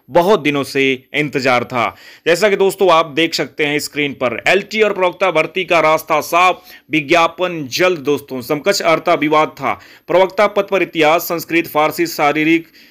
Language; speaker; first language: Hindi; native; Hindi